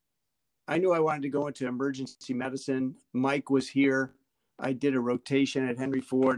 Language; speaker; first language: English; native; English